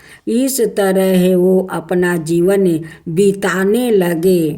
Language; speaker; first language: Hindi; native; Hindi